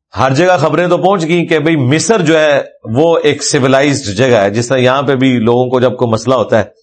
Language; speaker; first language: Urdu; non-native, local second language; Punjabi